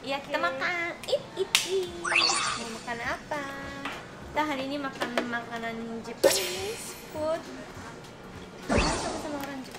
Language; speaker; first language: Indonesian; non-native, fluent; Japanese